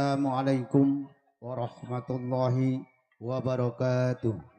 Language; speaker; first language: Malay; native; Malay